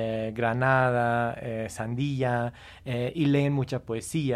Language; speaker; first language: Spanish; non-native, fluent; English